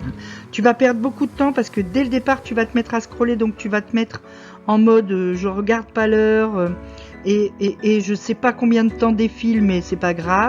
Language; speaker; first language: French; native; French